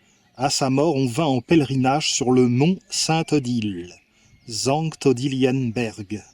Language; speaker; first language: French; native; French